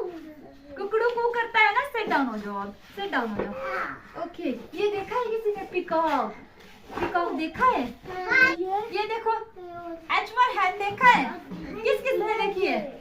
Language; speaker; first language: Hindi; native; Hindi